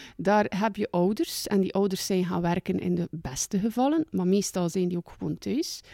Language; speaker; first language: Dutch; native; Dutch